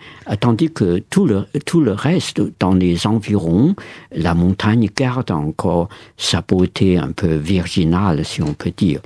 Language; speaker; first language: French; non-native, fluent; Chinese